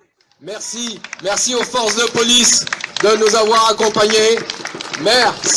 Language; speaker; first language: French; non-native, fluent; Ukrainian